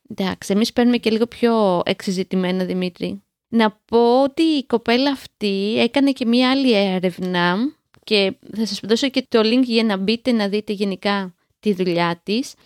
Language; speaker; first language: Greek; native; Greek